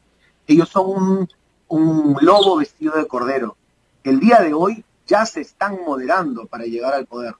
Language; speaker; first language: Spanish; native; Spanish